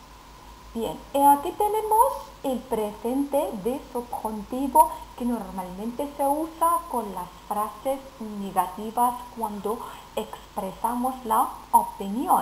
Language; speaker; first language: Spanish; non-native, fluent; Arabic